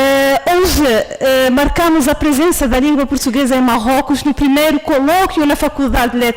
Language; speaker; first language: Portuguese; non-native, fluent; Arabic